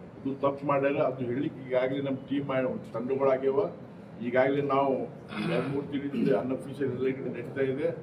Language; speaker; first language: Kannada; non-native, local second language; Lambadi